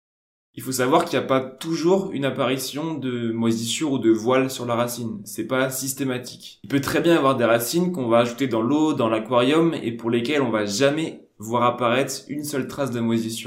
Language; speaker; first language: French; native; French